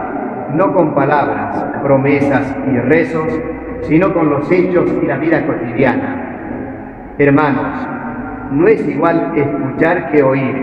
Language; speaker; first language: Spanish; native; Spanish